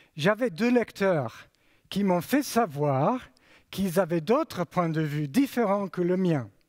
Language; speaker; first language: French; non-native, fluent; English